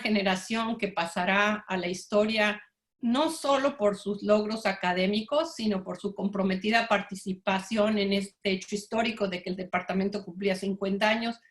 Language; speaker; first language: Spanish; native; Spanish